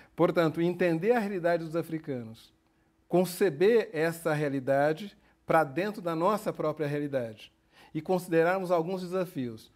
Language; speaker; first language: Portuguese; native; Portuguese